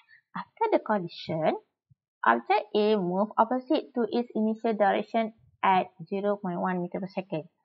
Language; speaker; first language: English; non-native, local second language; Malay